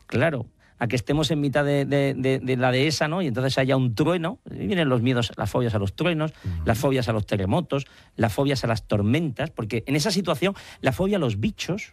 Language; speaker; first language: Spanish; native; Spanish